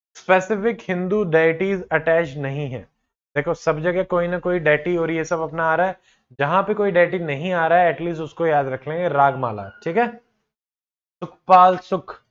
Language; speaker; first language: Hindi; native; Hindi